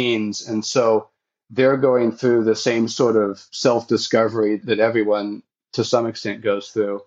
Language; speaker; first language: English; native; English